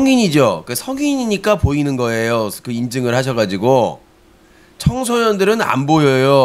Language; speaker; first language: Korean; native; Korean